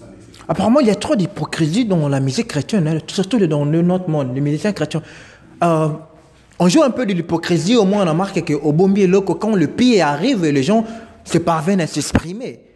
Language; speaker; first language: French; non-native, local second language; Lingala